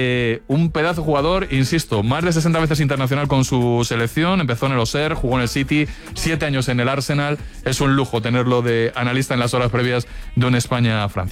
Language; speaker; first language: Spanish; native; Spanish